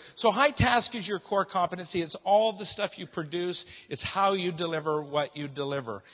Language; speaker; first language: English; native; English